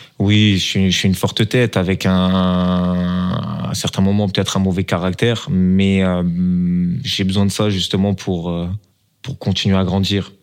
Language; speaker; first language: French; native; French